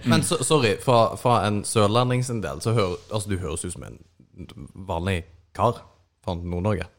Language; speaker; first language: Norwegian; native; Norwegian